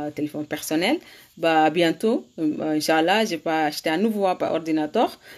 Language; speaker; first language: French; non-native, learner; Arabic